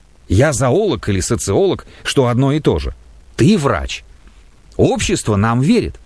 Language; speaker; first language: Russian; native; Russian